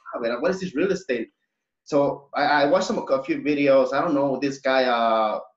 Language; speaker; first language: English; early bilingual, other home language; Spanish